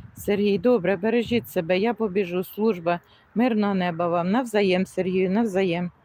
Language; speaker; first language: Ukrainian; native; Ukrainian